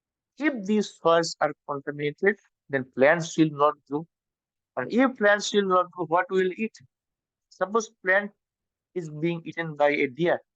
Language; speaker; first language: English; non-native, local second language; Bangla